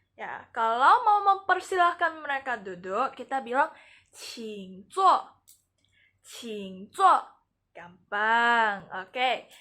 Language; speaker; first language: Indonesian; native; Indonesian